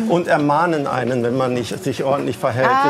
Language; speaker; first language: German; native; German